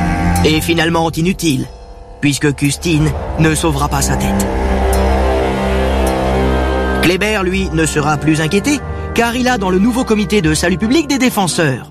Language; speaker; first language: French; native; French